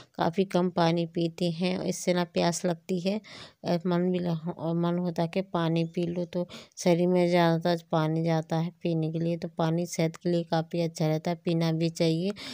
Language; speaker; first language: Hindi; native; Hindi